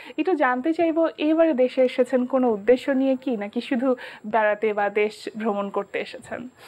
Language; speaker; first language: Bangla; native; Bangla